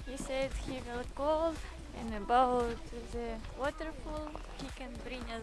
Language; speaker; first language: English; non-native, learner; Russian